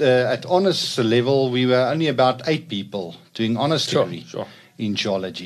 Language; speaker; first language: English; non-native, local second language; Afrikaans